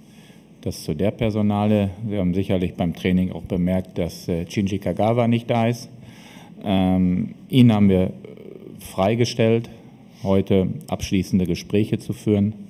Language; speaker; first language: German; native; German